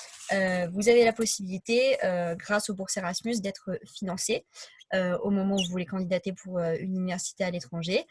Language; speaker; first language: French; native; French